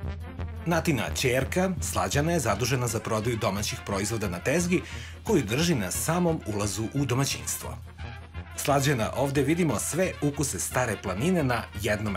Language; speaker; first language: Serbian; native; Serbian